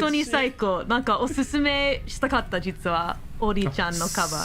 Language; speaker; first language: Japanese; non-native, learner; English